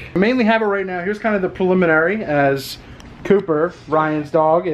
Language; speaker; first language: English; native; English